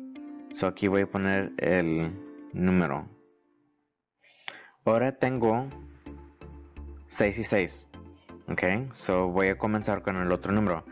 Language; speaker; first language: Spanish; early bilingual, heritage; Spanish